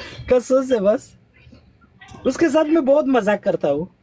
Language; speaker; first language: Hindi; non-native, learner; Pashto